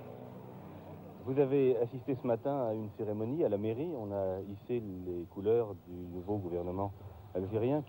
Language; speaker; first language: French; native; French